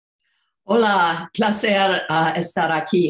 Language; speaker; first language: Spanish; non-native, fluent; English